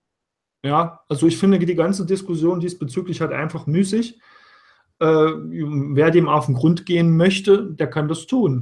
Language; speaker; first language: German; native; German